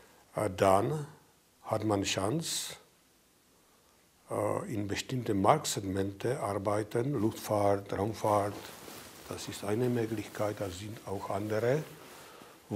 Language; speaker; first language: German; non-native, fluent; Czech